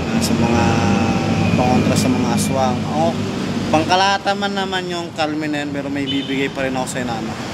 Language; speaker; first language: Filipino; non-native, local second language; Cebuano